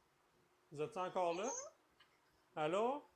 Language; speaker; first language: French; native; French